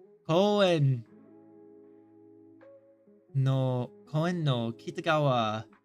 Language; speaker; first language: Japanese; non-native, learner; English